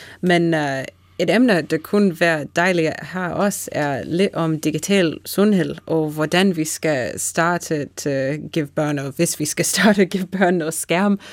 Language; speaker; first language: Danish; non-native, fluent; English